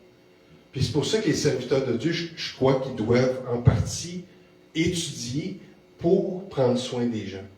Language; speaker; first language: French; native; French